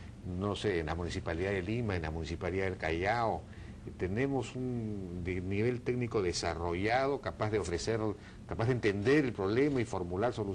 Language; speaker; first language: Spanish; native; Spanish